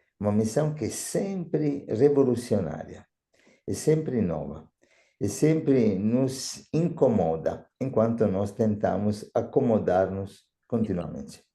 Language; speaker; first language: Portuguese; non-native, fluent; Italian